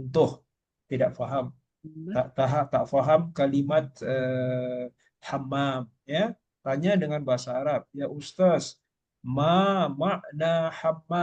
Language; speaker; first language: Malay; native; Malay